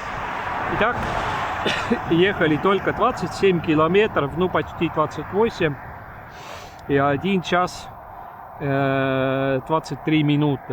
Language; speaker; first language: Russian; non-native, local second language; Estonian